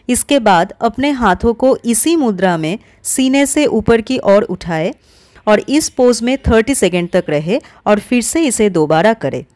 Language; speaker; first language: Hindi; native; Hindi